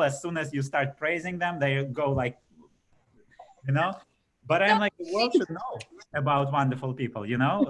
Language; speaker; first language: English; non-native, fluent; Russian